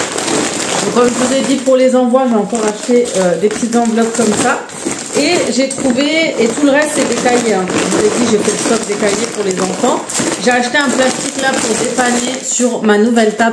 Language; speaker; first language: French; native; French